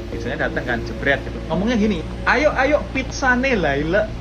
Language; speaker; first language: Malay; native; Malay